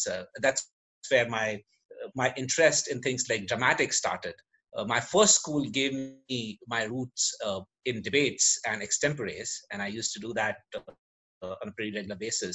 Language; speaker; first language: English; native; English